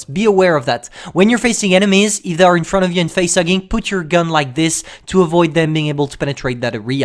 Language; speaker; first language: English; non-native, fluent; French